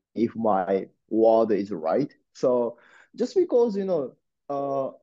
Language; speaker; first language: English; non-native, learner; Japanese